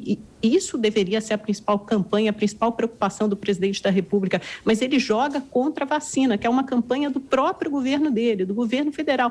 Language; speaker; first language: Portuguese; native; Portuguese